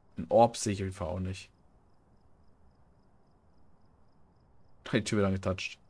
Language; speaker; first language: German; native; German